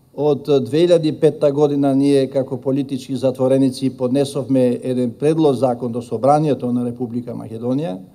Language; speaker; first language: Macedonian; non-native, local second language; Albanian